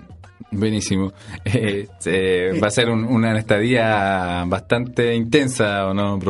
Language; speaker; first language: Spanish; native; Spanish